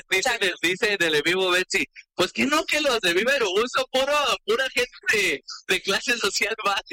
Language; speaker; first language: Spanish; native; Spanish